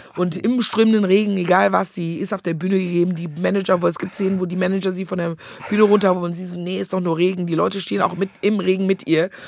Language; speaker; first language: German; native; German